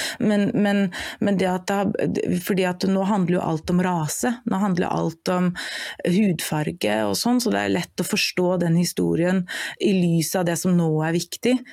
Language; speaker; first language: Norwegian; non-native, fluent; German